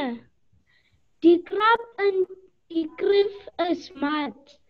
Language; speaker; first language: Afrikaans; non-native, local second language; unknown